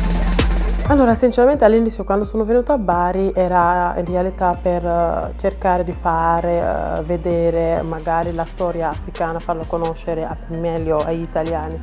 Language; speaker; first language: Italian; non-native, fluent; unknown